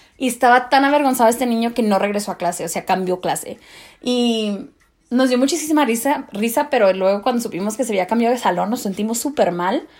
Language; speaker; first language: Spanish; early bilingual, heritage; Spanish